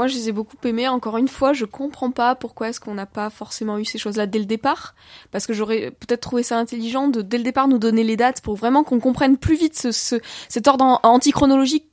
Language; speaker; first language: French; native; French